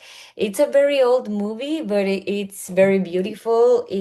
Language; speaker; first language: English; non-native, learner; Spanish